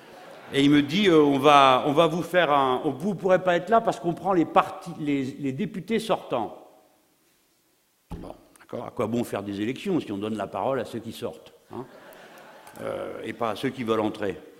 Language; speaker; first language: French; native; French